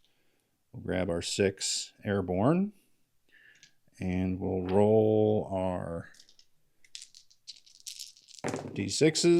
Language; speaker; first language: English; native; English